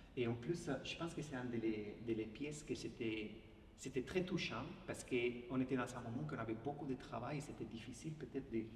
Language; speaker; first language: French; non-native, fluent; Spanish